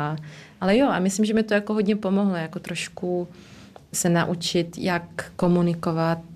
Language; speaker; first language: Czech; early bilingual, heritage; Czech